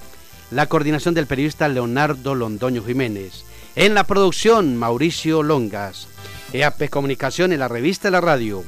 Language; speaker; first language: Spanish; native; Spanish